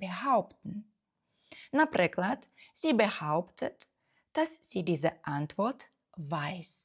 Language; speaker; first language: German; non-native, fluent; Ukrainian